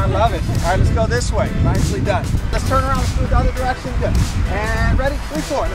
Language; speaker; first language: English; non-native, fluent; Portuguese